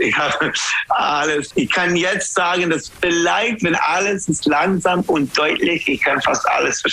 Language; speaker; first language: German; non-native, learner; English